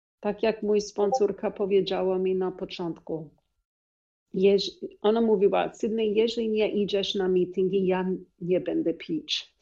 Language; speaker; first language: Polish; non-native, learner; English